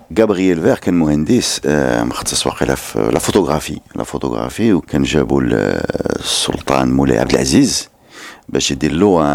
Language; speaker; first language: Arabic; native; Arabic